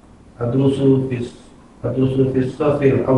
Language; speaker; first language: Arabic; non-native, learner; Indonesian